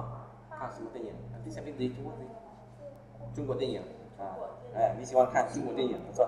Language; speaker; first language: Chinese; non-native, fluent; Vietnamese